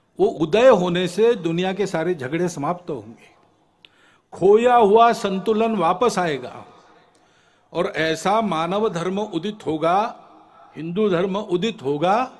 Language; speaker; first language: Hindi; non-native, local second language; Marathi